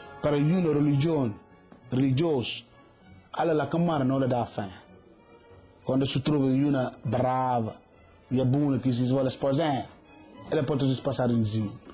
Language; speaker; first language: Italian; non-native, learner; Wolof